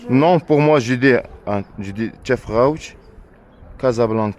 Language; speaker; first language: French; non-native, learner; Arabic